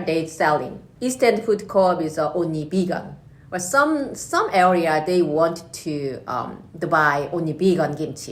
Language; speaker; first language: English; non-native, learner; Korean